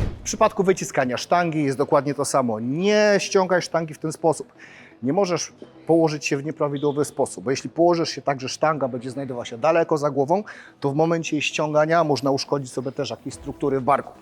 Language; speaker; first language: Polish; native; Polish